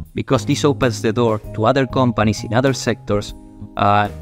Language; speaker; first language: English; non-native, fluent; Spanish